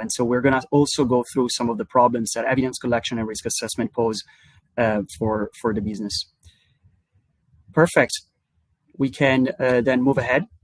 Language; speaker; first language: English; non-native, fluent; Italian